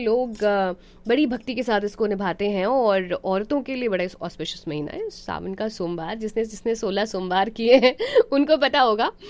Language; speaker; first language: Hindi; native; Hindi